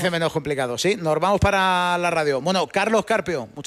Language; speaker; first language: Spanish; native; Spanish